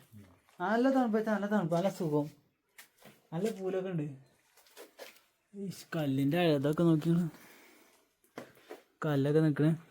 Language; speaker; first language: Malayalam; native; Malayalam